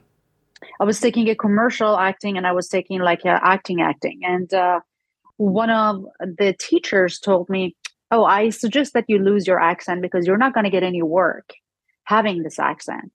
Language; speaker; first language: English; non-native, fluent; Persian